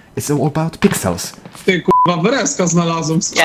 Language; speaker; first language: English; non-native, fluent; Polish